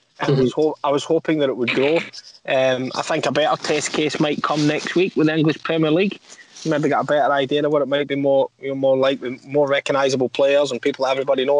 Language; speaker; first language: English; native; English